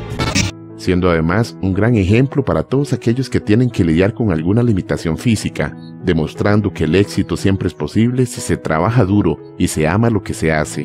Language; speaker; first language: Spanish; native; Spanish